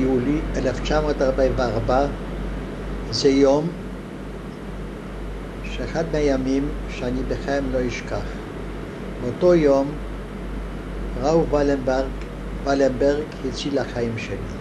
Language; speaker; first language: Hebrew; non-native, fluent; Hungarian